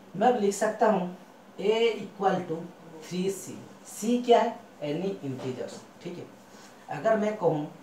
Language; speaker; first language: Hindi; non-native, local second language; Bangla